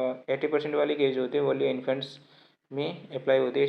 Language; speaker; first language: Hindi; native; Hindi